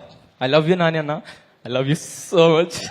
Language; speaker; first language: English; non-native, local second language; Telugu